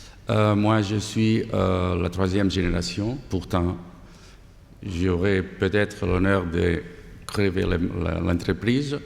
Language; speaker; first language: French; non-native, fluent; Catalan